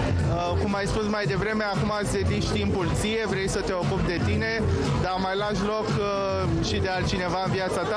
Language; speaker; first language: Romanian; native; Romanian